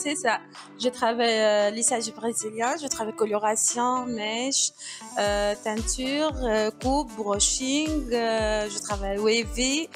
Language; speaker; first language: French; non-native, local second language; Arabic